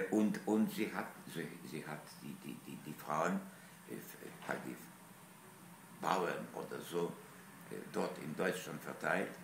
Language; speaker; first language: German; non-native, fluent; Polish